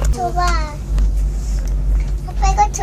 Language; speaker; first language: Korean; early bilingual, heritage; Korean